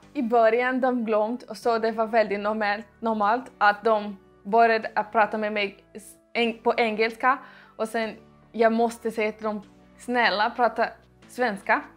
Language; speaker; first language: Swedish; non-native, learner; Portuguese